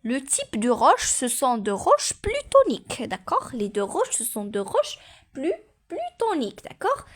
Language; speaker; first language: French; non-native, local second language; Arabic